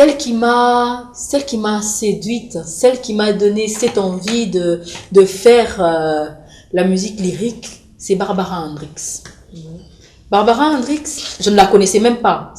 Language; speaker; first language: French; non-native, local second language; Lingala